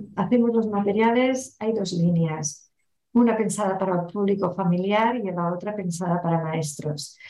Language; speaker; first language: Spanish; non-native, local second language; Catalan